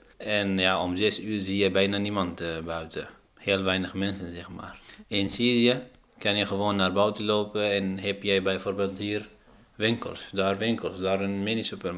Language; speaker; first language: Dutch; non-native, fluent; Arabic